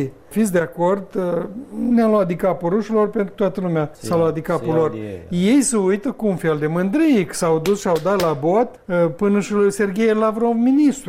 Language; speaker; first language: Romanian; native; Romanian